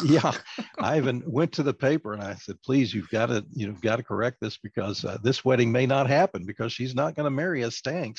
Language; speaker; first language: English; native; English